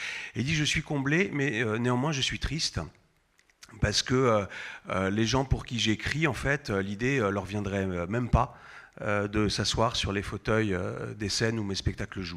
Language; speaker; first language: French; native; French